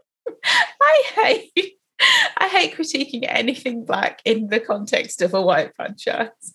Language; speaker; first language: English; native; English